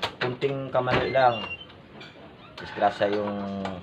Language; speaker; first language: Filipino; non-native, fluent; Hiligaynon